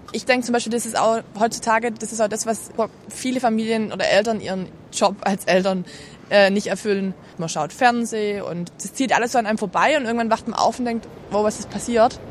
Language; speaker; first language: German; native; German